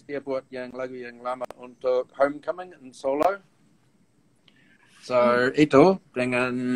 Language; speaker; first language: Indonesian; non-native, learner; English